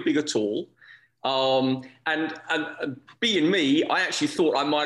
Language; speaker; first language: English; native; English